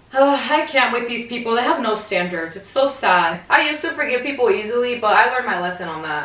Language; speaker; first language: English; early bilingual, other home language; Spanish